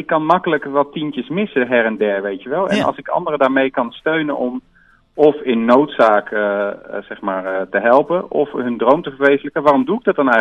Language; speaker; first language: Dutch; native; Dutch